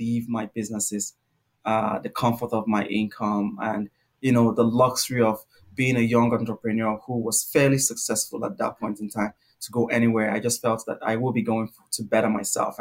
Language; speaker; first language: English; non-native, local second language; Igbo